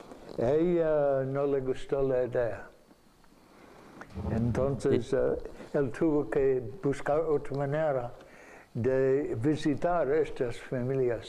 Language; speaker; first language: Spanish; non-native, fluent; English